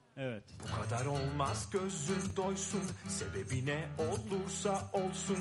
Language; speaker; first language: Turkish; native; Turkish